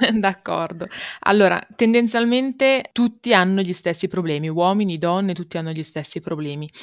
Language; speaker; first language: Italian; native; Italian